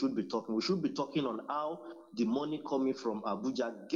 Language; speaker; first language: English; non-native, local second language; Yoruba